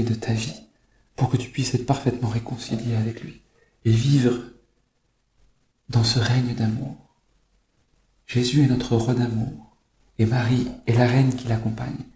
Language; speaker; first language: French; native; French